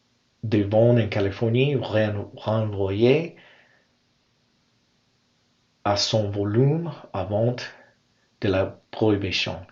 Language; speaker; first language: French; non-native, learner; English